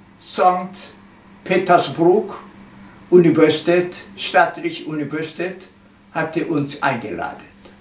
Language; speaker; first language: German; non-native, learner; Korean